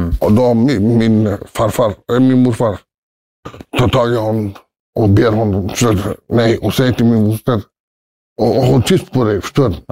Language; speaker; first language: Swedish; early bilingual, other home language; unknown